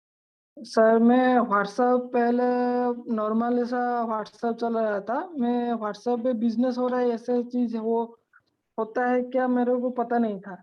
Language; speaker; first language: Hindi; non-native, local second language; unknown